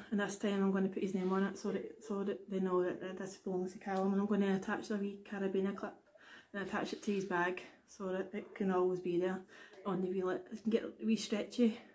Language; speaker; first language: English; native; English